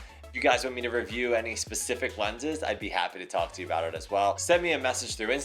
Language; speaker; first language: English; native; English